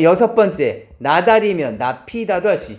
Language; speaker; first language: Korean; native; Korean